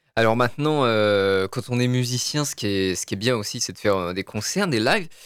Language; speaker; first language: French; native; French